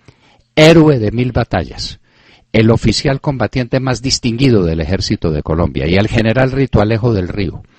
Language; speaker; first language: Spanish; native; Spanish